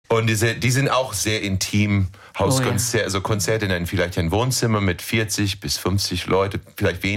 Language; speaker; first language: German; non-native, learner; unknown